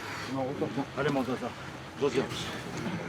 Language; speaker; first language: French; native; French